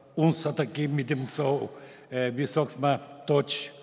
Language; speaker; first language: German; non-native, learner; Turkish